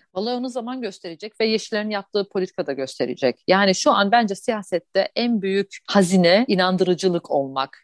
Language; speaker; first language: Turkish; early bilingual, heritage; Turkish